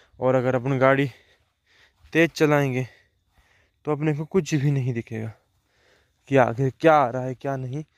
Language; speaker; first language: Hindi; native; Hindi